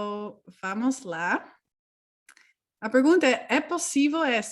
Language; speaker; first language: Portuguese; non-native, fluent; Dutch